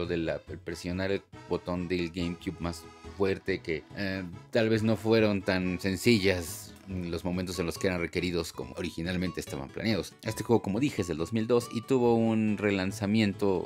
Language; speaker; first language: Spanish; native; Spanish